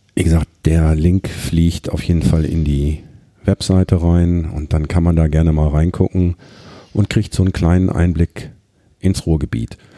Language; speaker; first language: German; native; German